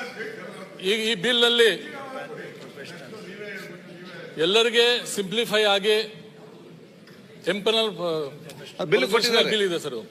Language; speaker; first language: Kannada; non-native, local second language; Urdu